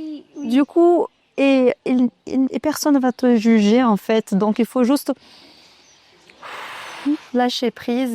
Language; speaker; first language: French; non-native, fluent; Portuguese